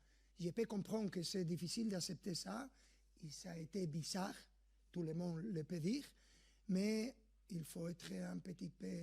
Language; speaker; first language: French; non-native, fluent; Spanish